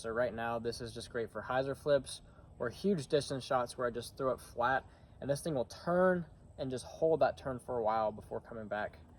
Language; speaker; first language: English; native; English